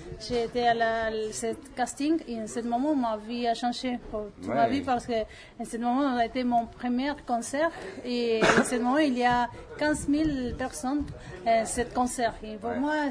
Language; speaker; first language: French; non-native, learner; Spanish